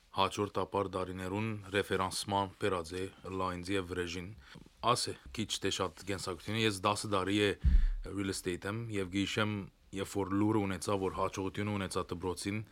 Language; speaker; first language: Armenian; early bilingual, heritage; Armenian